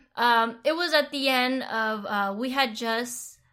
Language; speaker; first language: English; non-native, fluent; Vietnamese